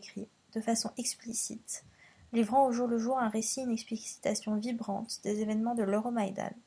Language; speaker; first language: French; native; French